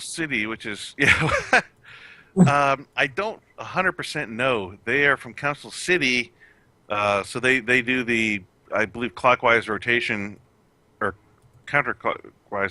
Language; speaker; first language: English; native; English